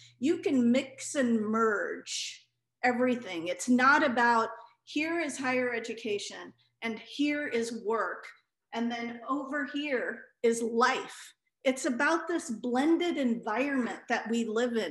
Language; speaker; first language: English; non-native, local second language; Punjabi